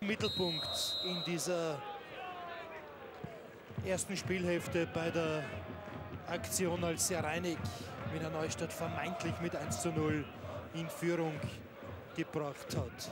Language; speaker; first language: German; native; German